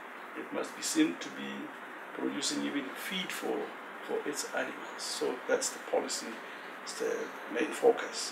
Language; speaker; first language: English; non-native, local second language; Tswana